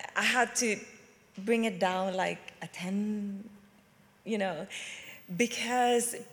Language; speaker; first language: English; non-native, fluent; Spanish